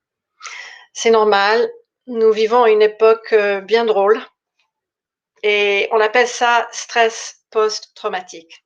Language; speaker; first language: French; non-native, fluent; English